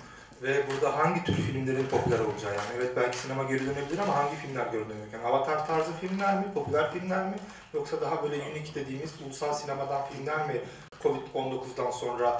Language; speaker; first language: Turkish; native; Turkish